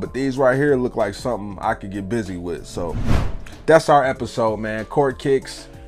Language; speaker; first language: English; native; English